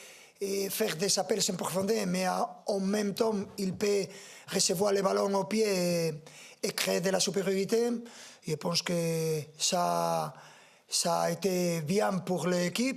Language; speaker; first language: French; non-native, fluent; Spanish